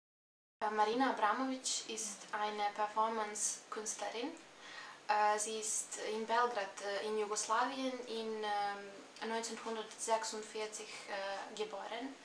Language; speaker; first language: German; non-native, fluent; Serbian